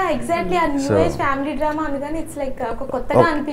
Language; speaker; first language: Telugu; native; Telugu